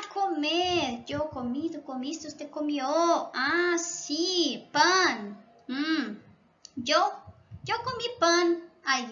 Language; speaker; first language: Spanish; non-native, local second language; Portuguese